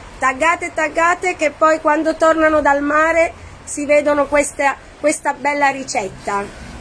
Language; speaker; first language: Italian; native; Italian